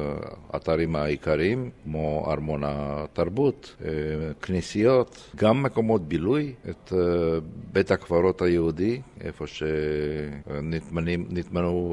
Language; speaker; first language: Hebrew; non-native, fluent; Romanian